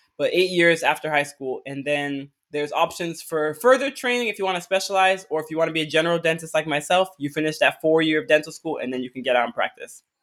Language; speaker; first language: English; early bilingual, other home language; Akan